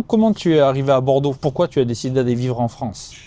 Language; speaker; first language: French; native; French